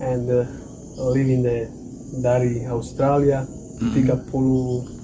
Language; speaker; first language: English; non-native, learner; Serbian